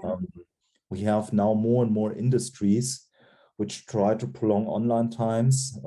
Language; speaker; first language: English; non-native, fluent; German